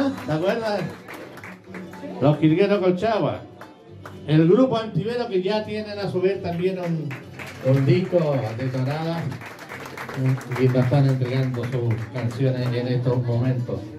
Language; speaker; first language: Spanish; native; Spanish